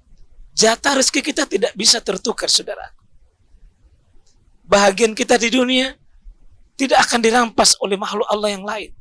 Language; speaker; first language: Indonesian; native; Indonesian